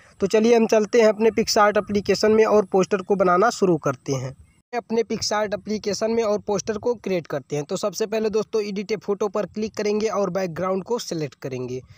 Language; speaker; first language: Hindi; native; Hindi